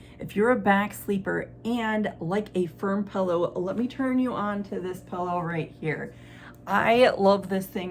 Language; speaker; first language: English; native; English